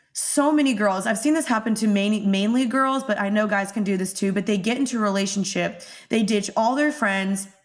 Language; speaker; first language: English; native; English